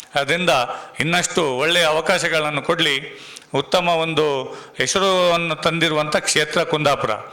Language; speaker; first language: Kannada; non-native, local second language; Tulu